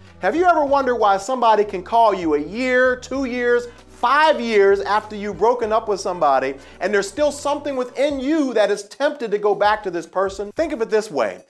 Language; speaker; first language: English; native; English